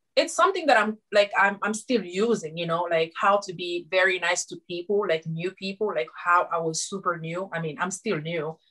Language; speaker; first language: English; non-native, fluent; Susu